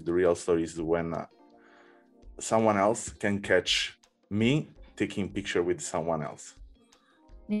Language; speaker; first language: English; non-native, learner; Italian